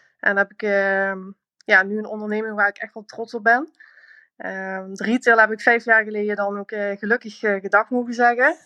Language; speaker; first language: Dutch; native; Dutch